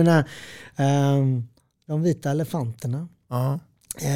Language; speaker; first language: Swedish; early bilingual, other home language; Serbian